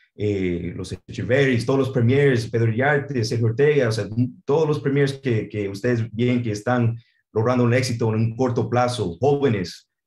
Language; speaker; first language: Spanish; early bilingual, heritage; Spanish